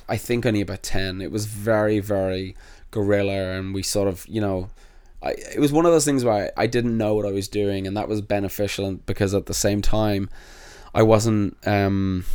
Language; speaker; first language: English; native; English